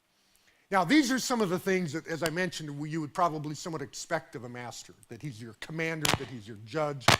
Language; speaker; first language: English; native; English